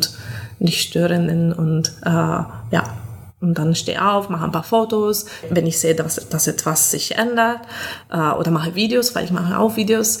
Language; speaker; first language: German; non-native, fluent; Italian